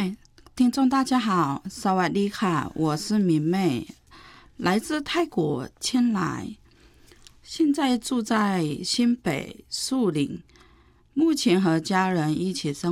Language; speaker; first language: Chinese; non-native, fluent; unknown